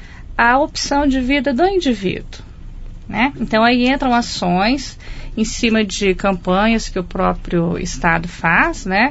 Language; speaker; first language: Portuguese; native; Portuguese